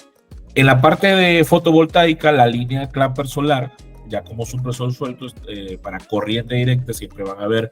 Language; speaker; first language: Spanish; native; Spanish